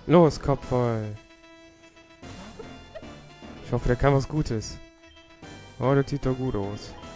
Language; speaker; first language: German; native; German